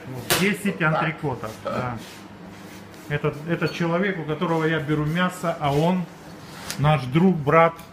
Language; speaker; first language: Russian; native; Russian